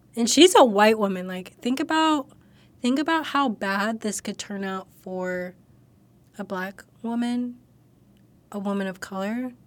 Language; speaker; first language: English; native; English